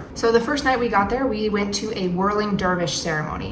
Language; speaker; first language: English; native; English